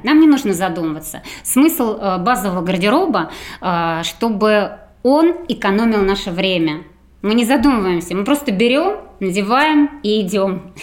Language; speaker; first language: Russian; native; Russian